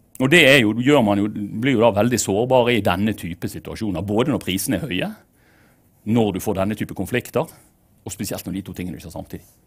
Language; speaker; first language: Norwegian; native; Norwegian